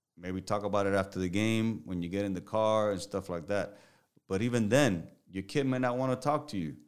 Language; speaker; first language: English; early bilingual, other home language; Spanish